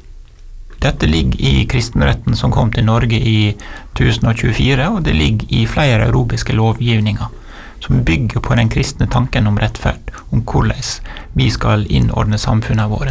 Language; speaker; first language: Norwegian; native; Norwegian